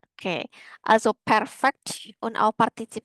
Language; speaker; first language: German; non-native, learner; Indonesian